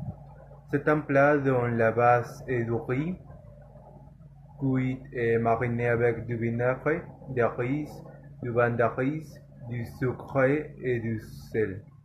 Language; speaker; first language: French; non-native, learner; Spanish